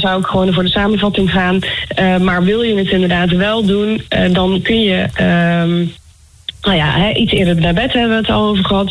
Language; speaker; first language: Dutch; native; Dutch